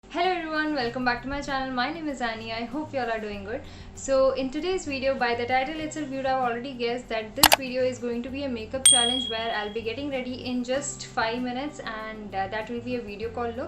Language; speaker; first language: English; non-native, local second language; Hindi